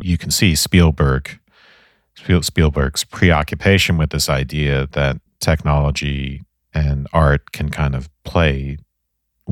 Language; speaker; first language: English; native; English